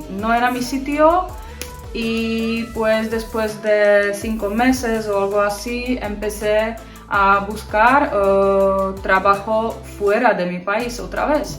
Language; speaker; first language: Spanish; non-native, fluent; Czech